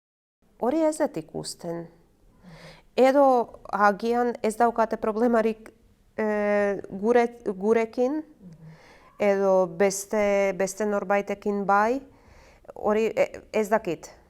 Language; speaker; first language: Basque; non-native, learner; Croatian